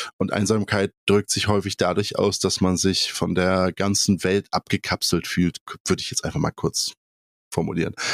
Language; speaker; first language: German; early bilingual, other home language; Polish